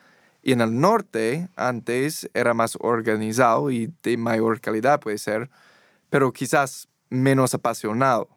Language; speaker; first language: Spanish; non-native, fluent; English